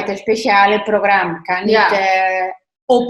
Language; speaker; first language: Dutch; non-native, learner; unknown